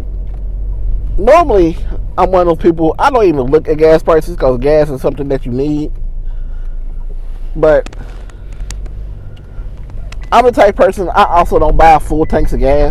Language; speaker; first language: English; native; English